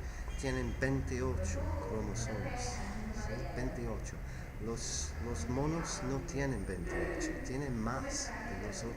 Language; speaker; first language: Spanish; non-native, fluent; English